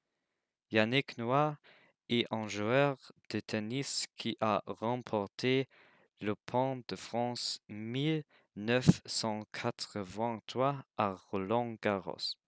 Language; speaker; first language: French; non-native, learner; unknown